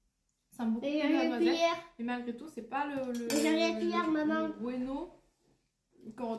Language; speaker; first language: French; native; French